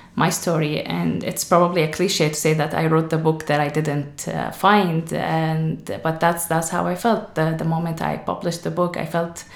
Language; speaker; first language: English; non-native, fluent; Arabic